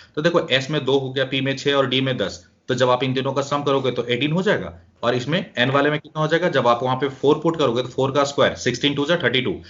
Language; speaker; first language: Hindi; native; Hindi